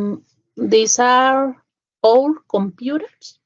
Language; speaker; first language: English; non-native, learner; Spanish